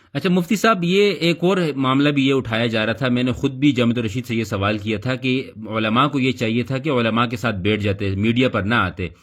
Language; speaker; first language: Urdu; non-native, local second language; Pashto